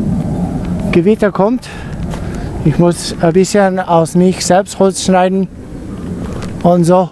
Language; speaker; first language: German; non-native, fluent; Italian